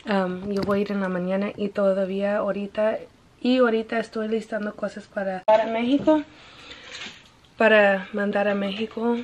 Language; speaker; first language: Spanish; non-native, learner; English